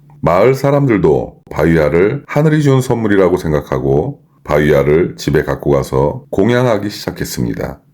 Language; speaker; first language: Korean; native; Korean